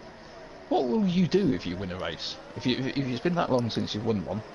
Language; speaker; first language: English; native; English